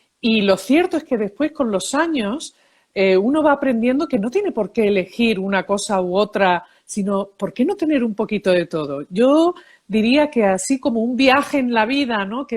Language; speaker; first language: Spanish; early bilingual, heritage; Spanish